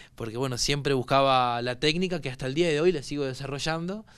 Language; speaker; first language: Spanish; native; Spanish